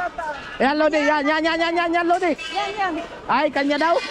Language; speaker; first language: Filipino; native; Filipino